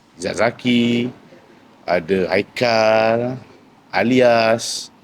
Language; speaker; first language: Malay; native; Malay